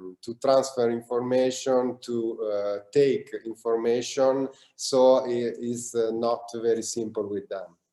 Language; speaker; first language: English; non-native, learner; Italian